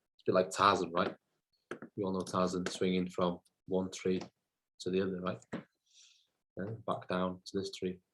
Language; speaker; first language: English; native; English